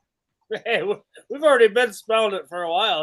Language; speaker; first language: English; native; English